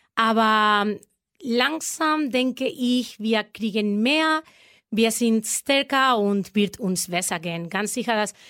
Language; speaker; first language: German; non-native, learner; Spanish